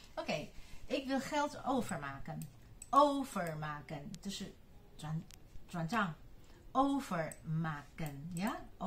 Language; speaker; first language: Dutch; non-native, fluent; Chinese